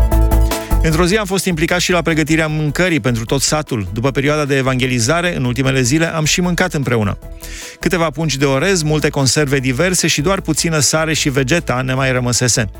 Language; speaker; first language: Romanian; native; Romanian